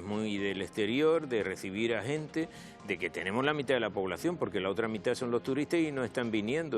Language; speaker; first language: Spanish; native; Spanish